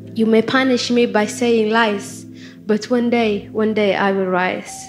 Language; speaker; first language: English; non-native, fluent; Somali